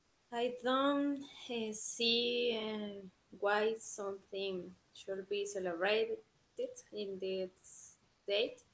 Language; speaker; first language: English; non-native, learner; Spanish